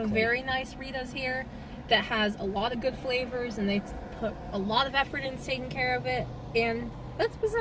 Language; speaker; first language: English; native; English